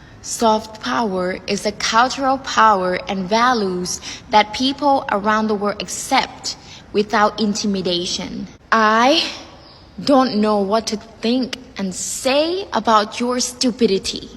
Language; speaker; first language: English; non-native, fluent; Thai